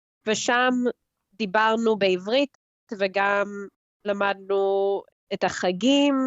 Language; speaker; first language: Hebrew; early bilingual, heritage; Hebrew